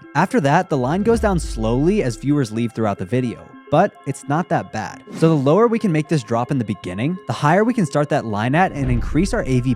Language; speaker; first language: English; native; English